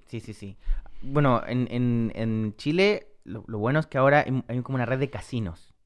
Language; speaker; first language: Spanish; native; Spanish